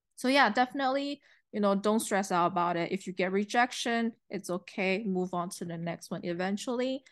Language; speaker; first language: English; early bilingual, other home language; Chinese